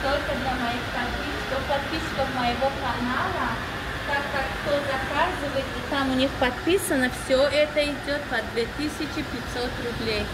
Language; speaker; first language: Russian; non-native, local second language; Tajik